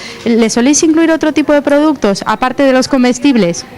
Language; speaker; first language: Spanish; native; Spanish